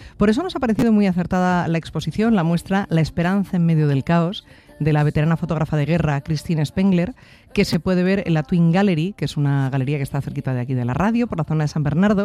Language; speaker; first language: Spanish; native; Spanish